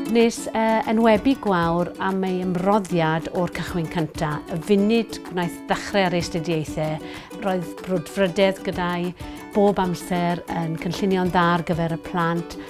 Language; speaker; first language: Welsh; native; Welsh